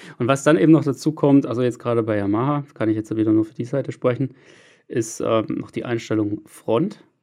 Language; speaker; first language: German; native; German